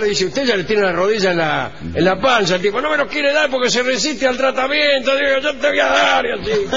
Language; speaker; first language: Spanish; native; Spanish